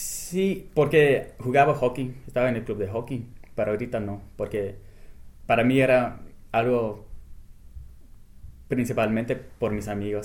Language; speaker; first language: Spanish; non-native, fluent; English